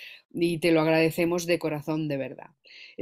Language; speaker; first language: Spanish; native; Spanish